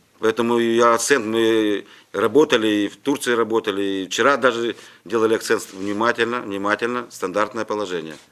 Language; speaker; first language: Russian; non-native, local second language; Ukrainian